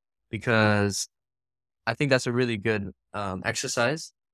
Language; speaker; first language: English; early bilingual, other home language; Dutch